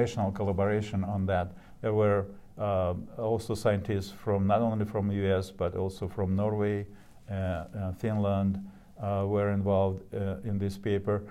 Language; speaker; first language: English; non-native, fluent; Russian